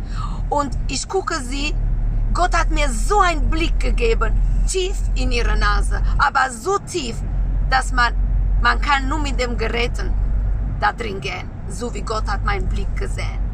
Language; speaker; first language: German; non-native, learner; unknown